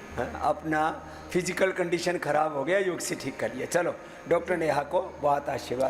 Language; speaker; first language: Hindi; native; Hindi